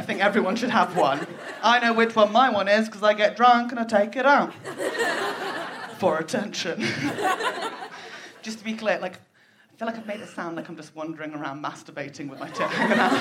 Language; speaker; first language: English; native; English